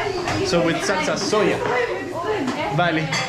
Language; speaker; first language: Spanish; non-native, learner; Danish